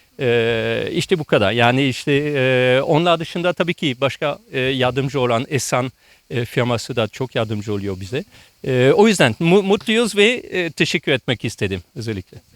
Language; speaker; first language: Turkish; non-native, fluent; French